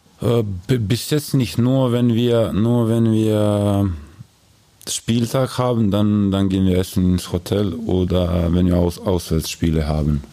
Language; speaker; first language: German; non-native, learner; Croatian